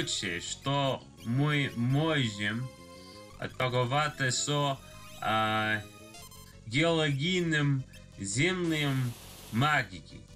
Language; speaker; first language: Russian; non-native, learner; English